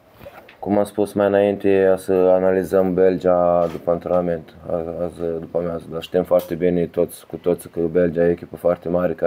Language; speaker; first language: Romanian; early bilingual, heritage; Romanian